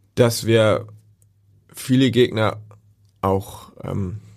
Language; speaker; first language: German; native; German